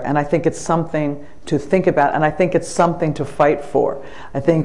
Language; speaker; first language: English; native; English